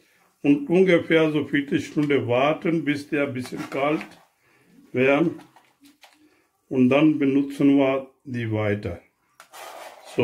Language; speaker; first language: German; non-native, learner; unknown